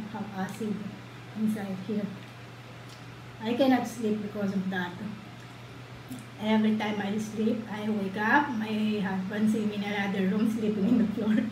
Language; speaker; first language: English; non-native, learner; Filipino